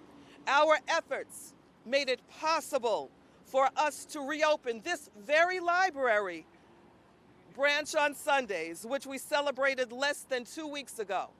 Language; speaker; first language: English; native; English